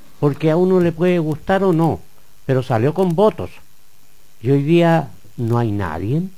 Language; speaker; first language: Spanish; native; Spanish